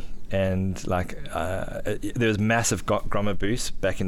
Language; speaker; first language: English; native; English